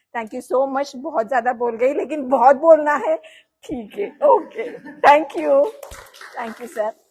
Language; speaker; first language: Hindi; non-native, local second language; Marathi